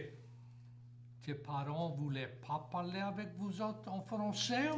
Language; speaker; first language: French; native; French